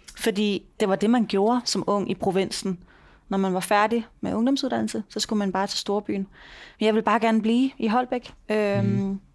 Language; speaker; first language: Danish; native; Danish